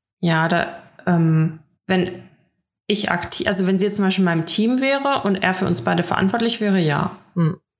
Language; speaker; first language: German; early bilingual, other home language; Russian